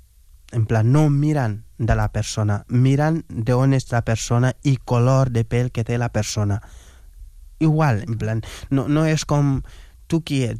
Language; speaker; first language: Catalan; non-native, fluent; Wolof